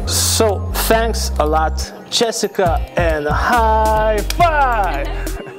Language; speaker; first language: English; non-native, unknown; Lithuanian